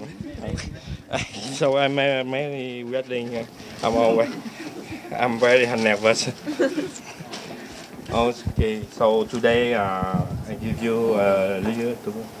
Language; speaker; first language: English; non-native, learner; Vietnamese